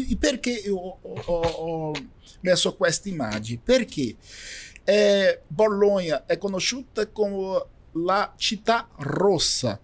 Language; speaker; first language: Italian; non-native, learner; Portuguese